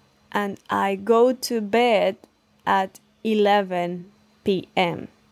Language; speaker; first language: English; non-native, learner; Spanish